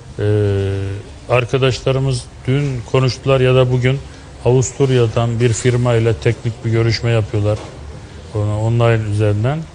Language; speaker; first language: Turkish; native; Turkish